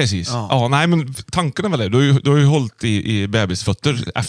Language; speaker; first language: Swedish; native; Swedish